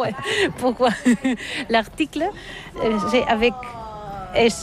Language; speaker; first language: French; non-native, learner; Catalan